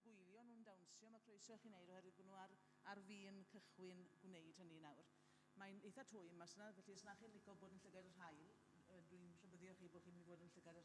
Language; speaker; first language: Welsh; native; Welsh